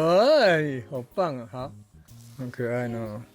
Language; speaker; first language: Chinese; non-native, fluent; English